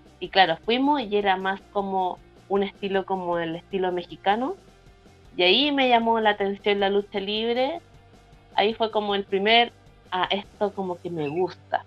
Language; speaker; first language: Spanish; native; Spanish